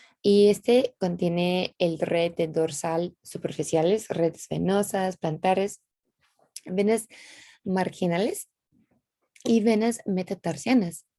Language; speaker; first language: Spanish; non-native, fluent; English